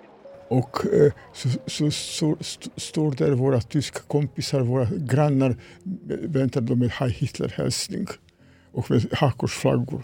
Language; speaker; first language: Swedish; non-native, fluent; Serbian